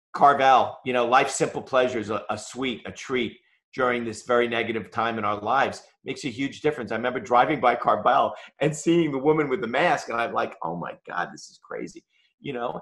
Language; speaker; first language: English; native; English